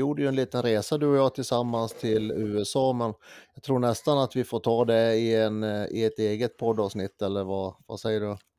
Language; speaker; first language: Swedish; native; Swedish